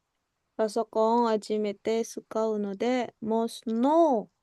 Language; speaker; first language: Japanese; non-native, learner; Indonesian